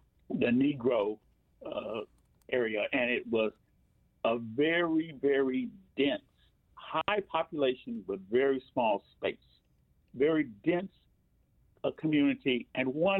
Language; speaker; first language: English; native; English